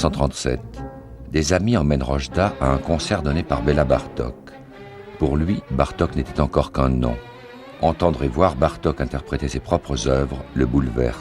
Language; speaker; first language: French; native; French